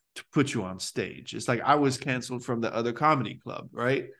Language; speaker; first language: English; early bilingual, other home language; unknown